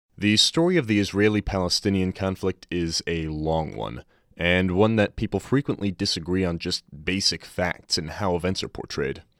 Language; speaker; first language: English; native; English